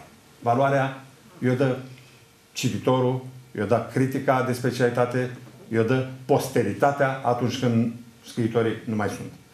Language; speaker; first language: Romanian; native; Romanian